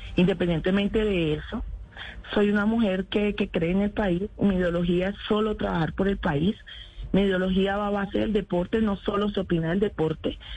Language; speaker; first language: Spanish; native; Spanish